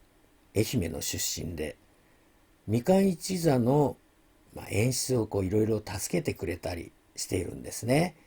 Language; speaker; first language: Japanese; native; Japanese